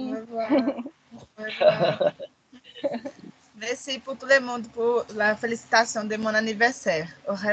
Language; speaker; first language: French; non-native, learner; Portuguese